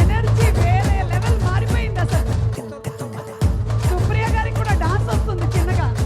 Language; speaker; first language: Telugu; native; Telugu